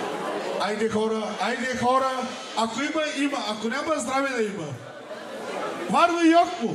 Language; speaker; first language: Bulgarian; non-native, local second language; Turkish